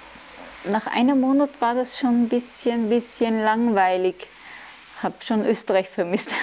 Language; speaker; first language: German; early bilingual, other home language; Turkish